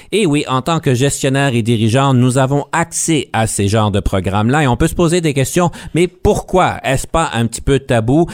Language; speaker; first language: French; native; French